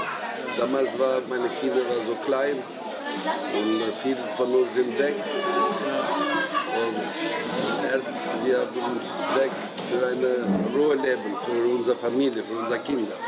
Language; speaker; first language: German; non-native, learner; Albanian